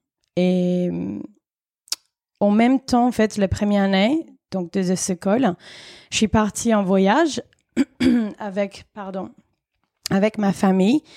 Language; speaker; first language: French; non-native, fluent; English